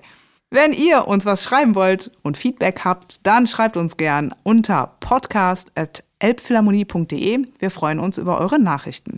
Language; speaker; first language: German; native; German